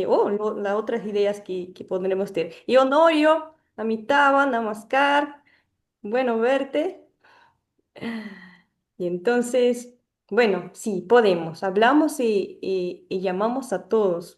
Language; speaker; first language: Spanish; non-native, fluent; Portuguese